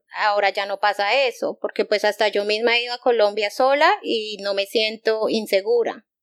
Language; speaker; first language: Spanish; native; Spanish